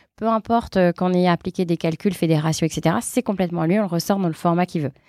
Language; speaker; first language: French; native; French